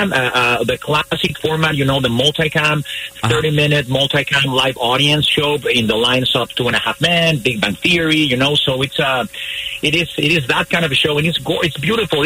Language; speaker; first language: English; non-native, fluent; Spanish